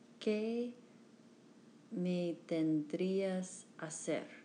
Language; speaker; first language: Spanish; non-native, learner; English